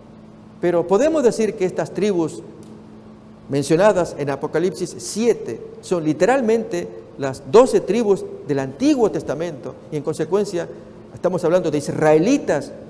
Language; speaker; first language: Spanish; native; Spanish